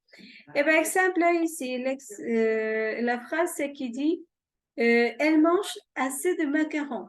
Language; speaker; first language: French; non-native, fluent; Spanish